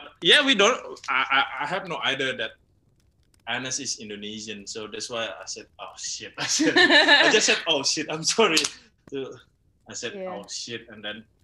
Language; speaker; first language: English; non-native, learner; Indonesian